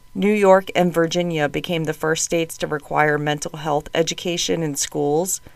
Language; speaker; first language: English; native; English